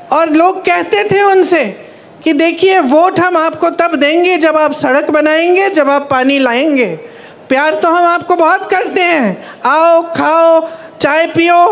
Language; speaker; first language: Hindi; native; Hindi